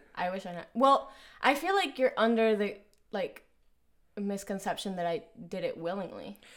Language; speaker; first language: English; early bilingual, other home language; Spanish